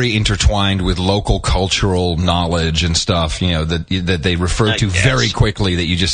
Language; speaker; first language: English; native; English